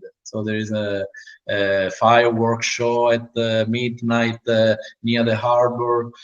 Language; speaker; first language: English; non-native, learner; Italian